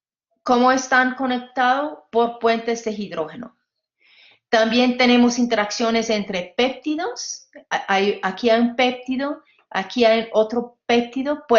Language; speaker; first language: Spanish; non-native, fluent; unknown